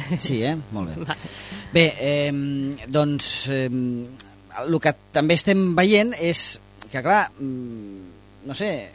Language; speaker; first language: Catalan; native; Catalan